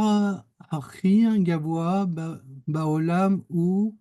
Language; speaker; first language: Hebrew; non-native, learner; French